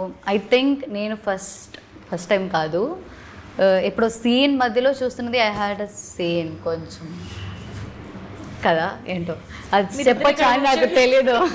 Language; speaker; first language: Telugu; non-native, learner; Malayalam